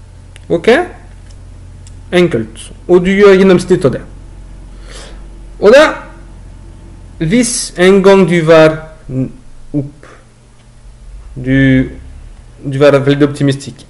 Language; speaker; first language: Norwegian; non-native, learner; French